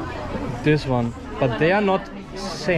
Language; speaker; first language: English; non-native, fluent; German